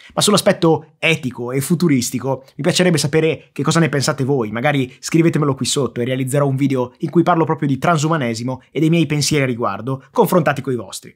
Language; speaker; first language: Italian; native; Italian